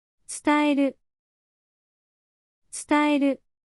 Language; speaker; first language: Japanese; native; Japanese